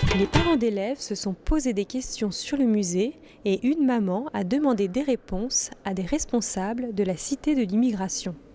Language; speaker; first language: French; native; French